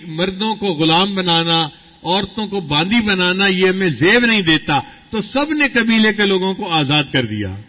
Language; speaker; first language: Urdu; non-native, local second language; Punjabi